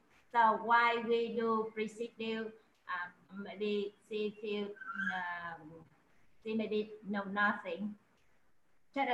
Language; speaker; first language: English; non-native, learner; Vietnamese